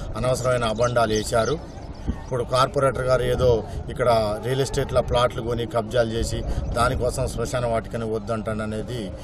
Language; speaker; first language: Telugu; native; Telugu